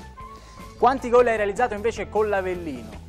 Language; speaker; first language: Italian; native; Italian